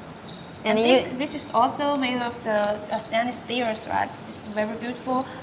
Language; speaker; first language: English; non-native, learner; Chinese